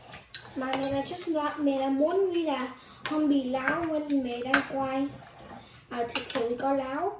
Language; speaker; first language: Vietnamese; early bilingual, heritage; Vietnamese